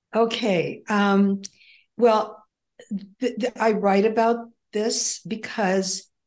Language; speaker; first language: English; early bilingual, other home language; Greek